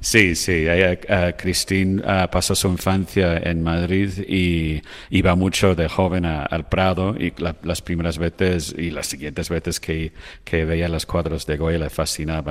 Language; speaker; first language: Spanish; non-native, fluent; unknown